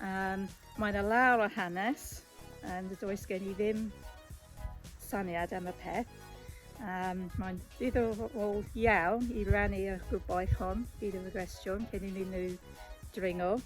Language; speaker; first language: Welsh; non-native, learner; English